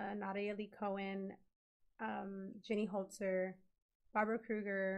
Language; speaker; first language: English; native; English